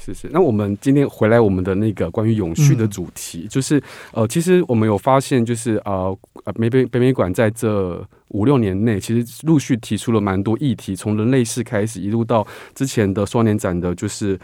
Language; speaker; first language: Chinese; native; Chinese